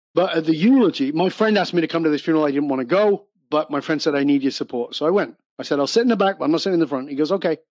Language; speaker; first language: English; native; English